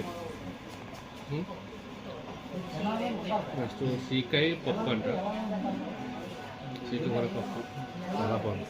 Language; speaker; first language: Telugu; native; Telugu